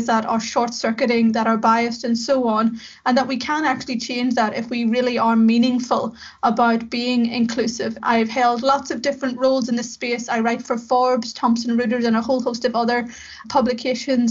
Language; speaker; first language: English; native; English